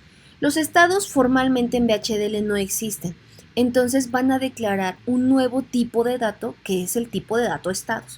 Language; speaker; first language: Spanish; native; Spanish